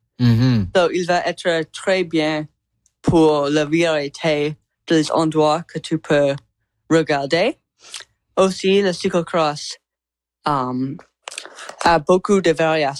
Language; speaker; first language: French; non-native, learner; English